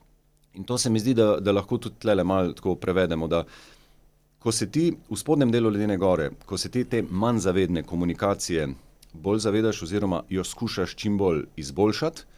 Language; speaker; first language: Slovenian; native; Slovenian